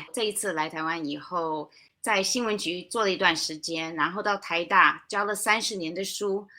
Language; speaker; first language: Chinese; non-native, fluent; English